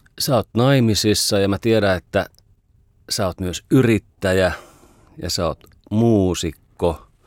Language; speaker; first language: Finnish; native; Finnish